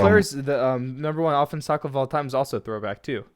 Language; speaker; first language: English; native; English